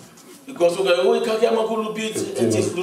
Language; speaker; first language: Russian; non-native, fluent; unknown